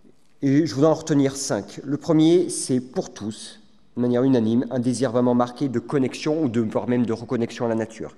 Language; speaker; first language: French; native; French